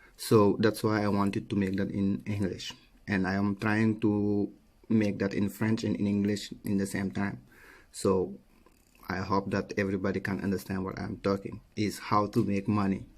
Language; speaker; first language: English; non-native, learner; Wolof